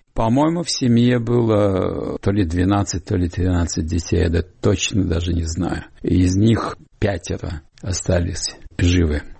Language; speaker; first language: Russian; non-native, local second language; Hungarian